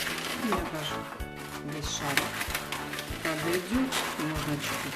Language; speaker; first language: Russian; native; Russian